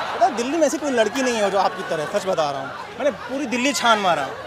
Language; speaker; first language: Hindi; native; Hindi